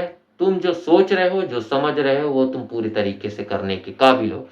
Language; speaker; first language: Hindi; native; Hindi